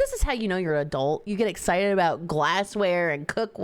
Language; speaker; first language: English; native; English